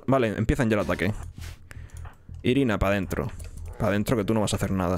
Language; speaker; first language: Spanish; native; Spanish